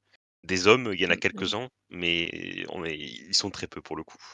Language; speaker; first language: French; native; French